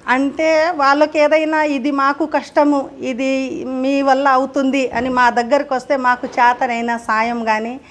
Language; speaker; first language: Telugu; non-native, local second language; Lambadi